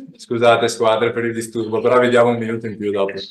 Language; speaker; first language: Italian; native; Italian